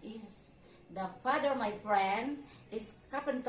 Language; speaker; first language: English; non-native, learner; Filipino